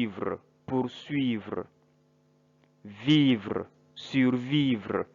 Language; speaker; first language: French; non-native, fluent; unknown